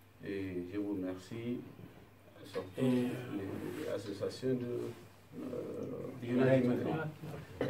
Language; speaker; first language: French; non-native, learner; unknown